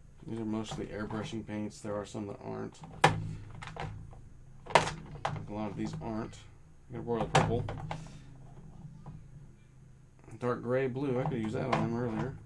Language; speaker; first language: English; native; English